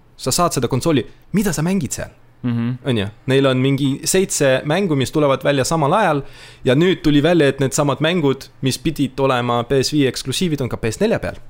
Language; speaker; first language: Estonian; non-native, local second language; Russian